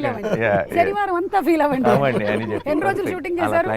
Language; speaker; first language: Telugu; native; Telugu